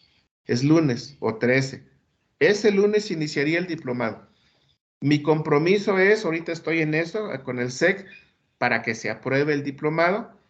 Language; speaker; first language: Spanish; native; Spanish